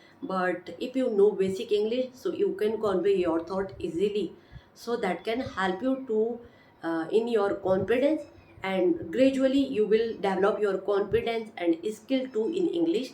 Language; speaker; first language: English; non-native, learner; Hindi